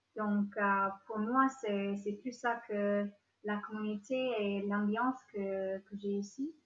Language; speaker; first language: French; non-native, fluent; English